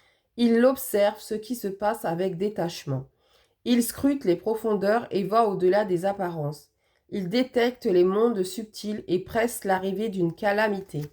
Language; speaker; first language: French; native; French